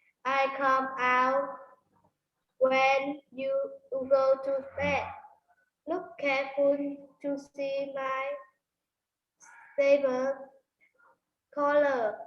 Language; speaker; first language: English; non-native, learner; Vietnamese